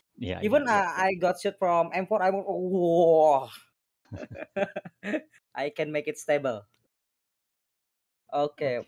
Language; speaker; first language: English; non-native, learner; Indonesian